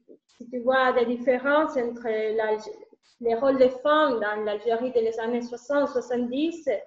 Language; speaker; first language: French; non-native, learner; Spanish